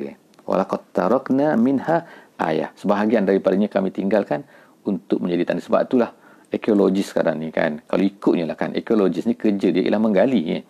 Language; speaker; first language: Malay; native; Malay